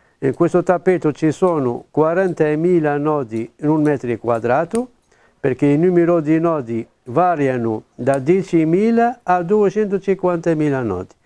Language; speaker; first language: Italian; non-native, local second language; Arabic